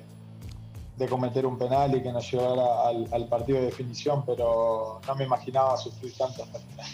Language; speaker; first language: Spanish; native; Spanish